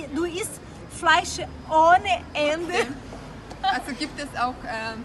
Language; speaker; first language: German; non-native, learner; Portuguese